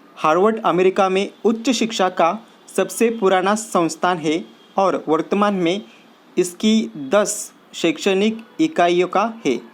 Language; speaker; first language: Hindi; non-native, local second language; Marathi